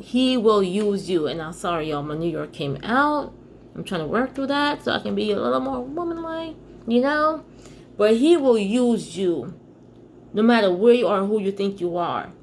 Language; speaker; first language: English; native; English